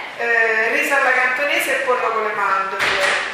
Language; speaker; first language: Italian; native; Italian